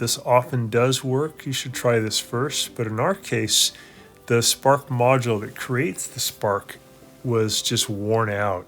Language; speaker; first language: English; native; English